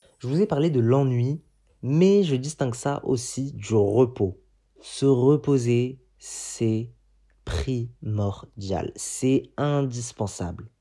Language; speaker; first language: French; non-native, local second language; Arabic